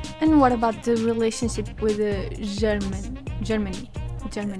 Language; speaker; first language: English; non-native, learner; Portuguese